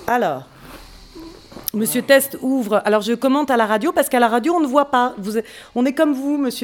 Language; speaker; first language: French; native; French